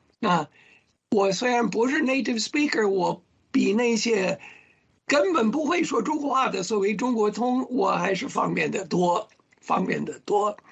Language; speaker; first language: Chinese; non-native, fluent; English